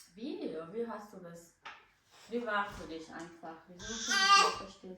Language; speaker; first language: German; non-native, learner; French